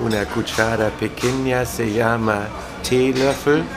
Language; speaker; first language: Spanish; non-native, learner; German